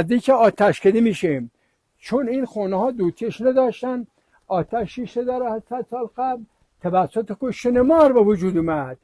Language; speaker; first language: Persian; native; Persian